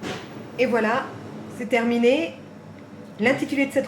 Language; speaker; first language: French; native; French